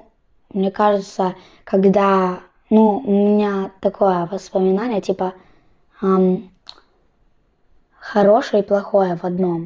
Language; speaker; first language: Russian; early bilingual, heritage; Russian